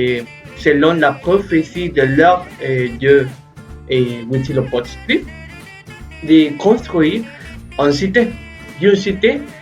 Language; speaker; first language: French; non-native, learner; Spanish